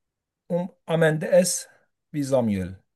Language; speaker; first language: German; non-native, learner; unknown